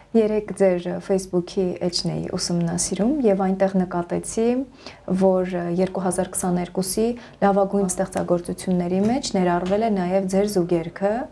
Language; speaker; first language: Armenian; native; Armenian